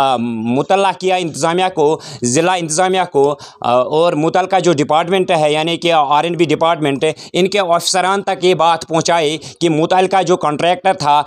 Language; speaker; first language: Urdu; non-native, local second language; Kashmiri